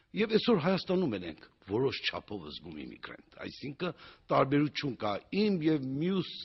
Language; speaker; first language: Armenian; early bilingual, heritage; Armenian